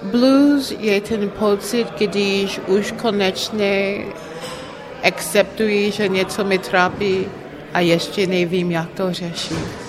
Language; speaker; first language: Czech; non-native, learner; English